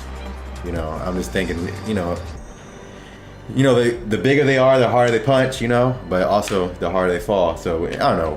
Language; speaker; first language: English; native; English